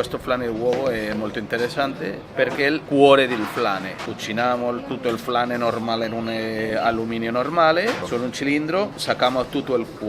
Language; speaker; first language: Italian; non-native, learner; Spanish